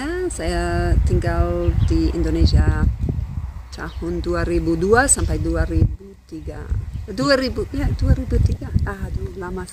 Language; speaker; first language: Indonesian; non-native, fluent; English